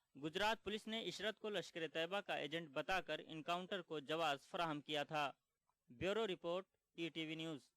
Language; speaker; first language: Urdu; native; Urdu